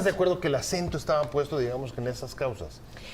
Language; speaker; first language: Spanish; native; Spanish